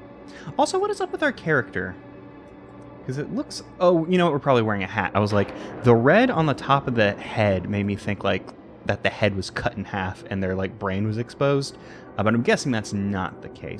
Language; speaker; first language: English; native; English